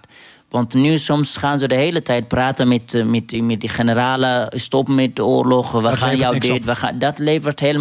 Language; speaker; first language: Dutch; non-native, fluent; Arabic